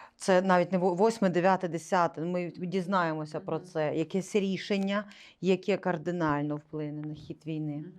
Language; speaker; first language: Ukrainian; non-native, local second language; Russian